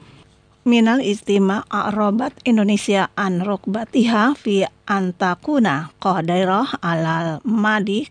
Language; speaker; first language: Arabic; non-native, fluent; Indonesian